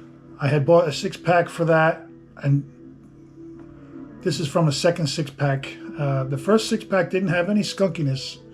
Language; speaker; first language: English; native; English